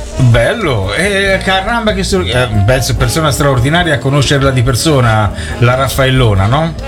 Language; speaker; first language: Italian; native; Italian